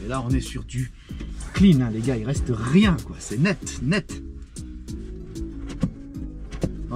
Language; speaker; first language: French; native; French